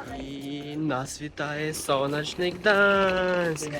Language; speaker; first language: Polish; non-native, learner; Ukrainian